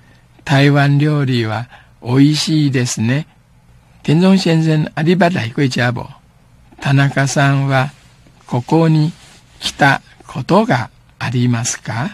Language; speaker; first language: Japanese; non-native, fluent; Min Nan Chinese